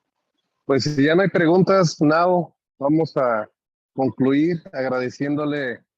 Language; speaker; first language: Spanish; native; Spanish